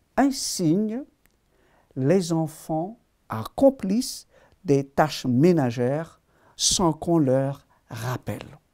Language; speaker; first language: French; non-native, local second language; Malagasy